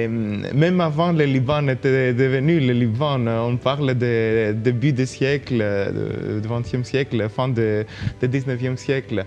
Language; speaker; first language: French; non-native, local second language; Greek